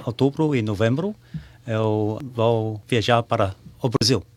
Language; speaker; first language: Portuguese; non-native, learner; English